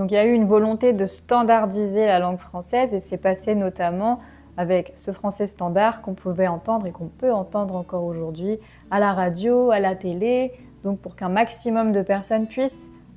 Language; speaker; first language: French; native; French